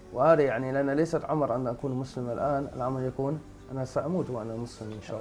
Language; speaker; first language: Arabic; non-native, learner; Dutch